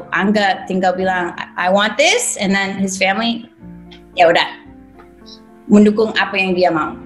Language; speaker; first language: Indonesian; non-native, fluent; English